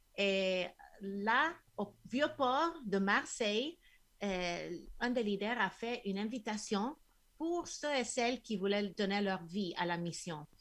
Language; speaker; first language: French; non-native, fluent; Spanish